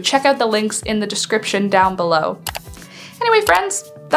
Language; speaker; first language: English; native; English